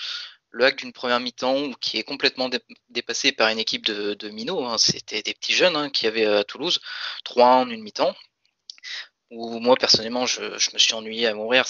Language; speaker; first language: French; native; French